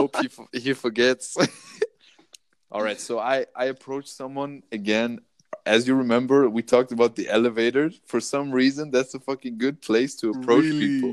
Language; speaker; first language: English; non-native, fluent; German